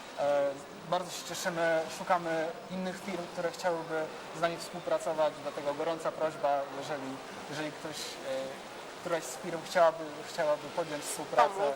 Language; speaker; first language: Polish; native; Polish